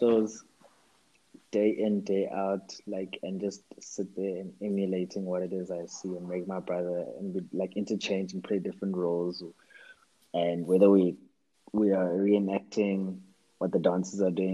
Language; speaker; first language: English; non-native, local second language; Xhosa